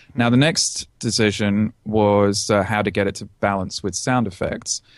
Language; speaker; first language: English; native; English